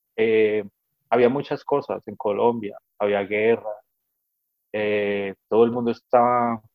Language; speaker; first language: Spanish; native; Spanish